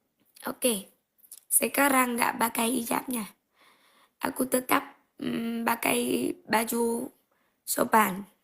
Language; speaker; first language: Indonesian; non-native, learner; Vietnamese